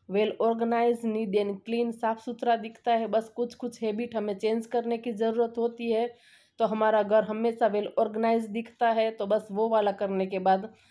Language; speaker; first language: Hindi; non-native, local second language; Gujarati